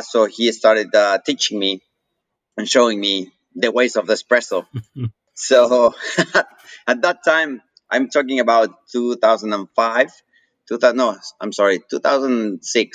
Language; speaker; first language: English; non-native, fluent; Spanish